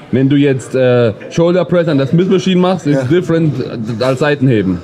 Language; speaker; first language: German; native; German